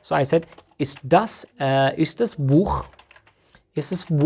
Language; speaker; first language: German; non-native, learner; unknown